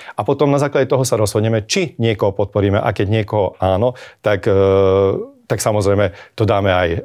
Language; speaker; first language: Slovak; non-native, local second language; Hungarian